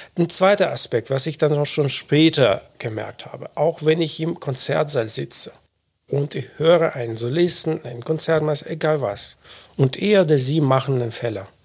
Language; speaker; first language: German; non-native, fluent; Russian